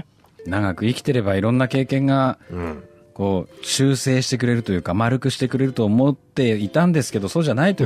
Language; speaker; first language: Japanese; native; Japanese